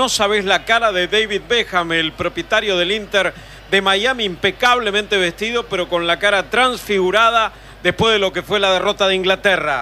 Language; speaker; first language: Spanish; native; Spanish